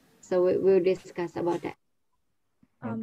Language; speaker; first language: English; non-native, fluent; Nepali